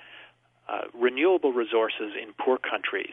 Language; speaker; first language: English; native; English